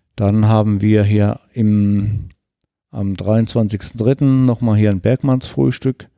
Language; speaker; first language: German; native; German